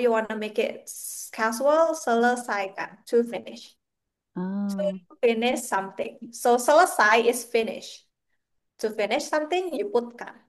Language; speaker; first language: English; non-native, fluent; Indonesian